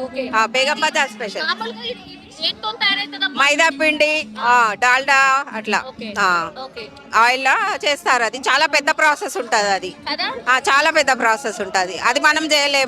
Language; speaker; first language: Telugu; native; Telugu